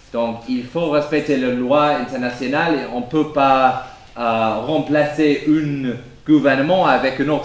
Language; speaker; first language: French; non-native, fluent; English